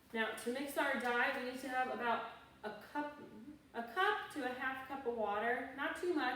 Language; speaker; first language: English; native; English